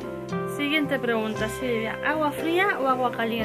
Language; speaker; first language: Spanish; native; Spanish